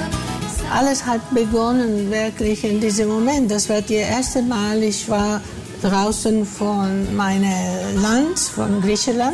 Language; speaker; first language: German; non-native, fluent; Greek